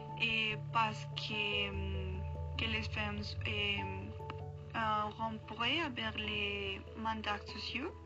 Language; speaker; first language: French; non-native, learner; Spanish